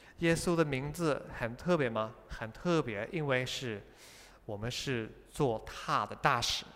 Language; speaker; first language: Chinese; non-native, fluent; English